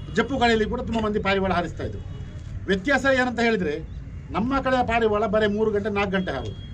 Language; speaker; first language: Kannada; non-native, local second language; Urdu